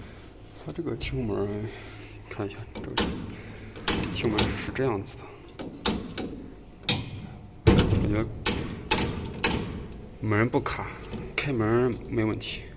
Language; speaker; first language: Chinese; native; Chinese